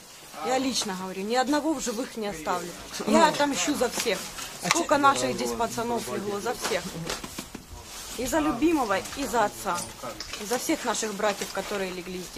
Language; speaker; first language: Russian; native; Russian